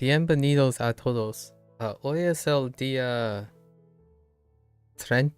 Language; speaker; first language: Spanish; non-native, learner; English